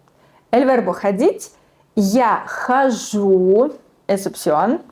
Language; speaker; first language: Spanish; non-native, fluent; Russian